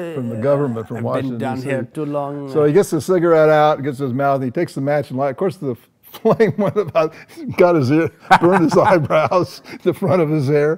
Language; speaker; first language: English; native; English